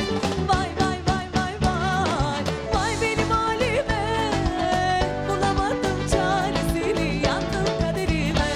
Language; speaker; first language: Turkish; native; Turkish